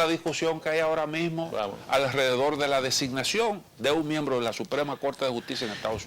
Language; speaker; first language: Spanish; native; Spanish